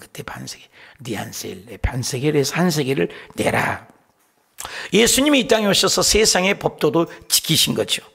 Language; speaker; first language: Korean; native; Korean